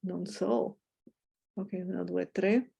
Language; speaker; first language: Italian; non-native, fluent; Spanish